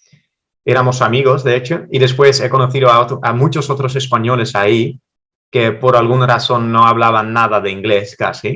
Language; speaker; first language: Spanish; non-native, fluent; Dutch